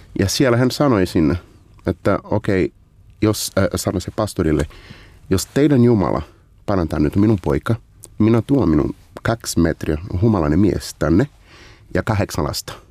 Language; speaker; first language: Finnish; non-native, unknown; Portuguese